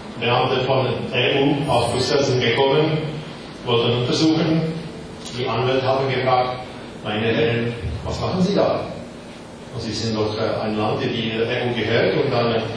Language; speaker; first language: German; non-native, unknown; Czech